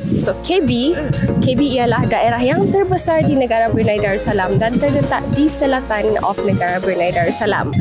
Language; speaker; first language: Malay; native; Malay